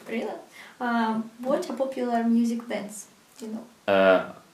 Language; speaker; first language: English; non-native, learner; Russian